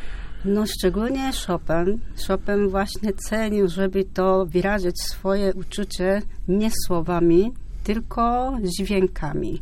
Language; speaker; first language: Polish; non-native, fluent; Japanese